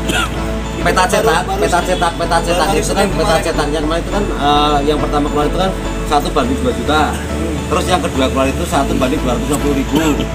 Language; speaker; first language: Indonesian; native; Indonesian